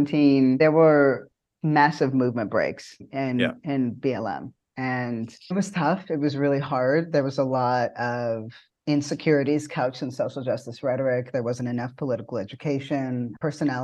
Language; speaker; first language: English; native; English